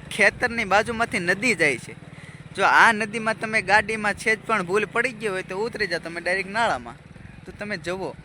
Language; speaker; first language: Gujarati; native; Gujarati